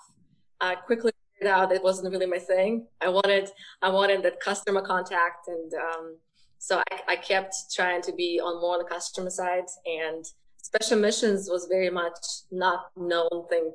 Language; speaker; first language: English; non-native, fluent; Ukrainian